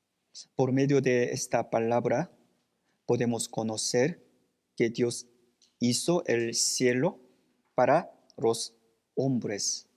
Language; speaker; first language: Spanish; non-native, fluent; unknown